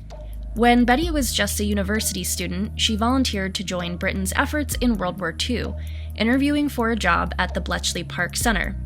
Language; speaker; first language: English; native; English